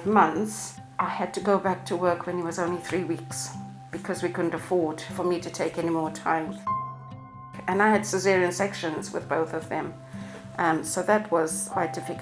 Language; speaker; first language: English; non-native, local second language; Shona